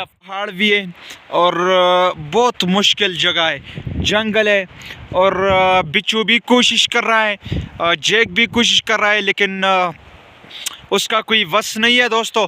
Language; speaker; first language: Hindi; non-native, local second language; Pashto